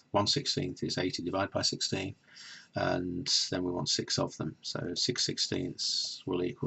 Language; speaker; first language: English; native; English